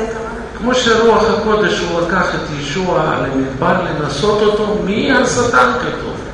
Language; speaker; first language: Hebrew; non-native, fluent; Russian